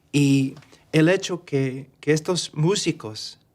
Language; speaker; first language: Spanish; non-native, fluent; English